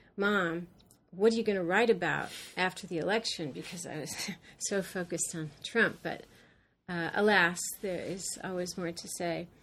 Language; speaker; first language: English; native; English